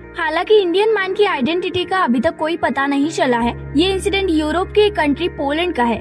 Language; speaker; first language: Hindi; native; Hindi